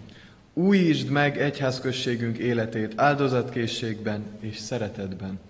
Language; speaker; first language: Hungarian; native; Hungarian